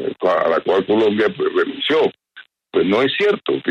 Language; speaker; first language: Spanish; native; Spanish